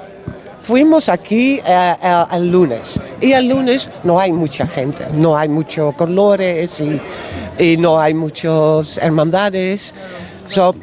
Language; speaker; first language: Spanish; non-native, learner; Dutch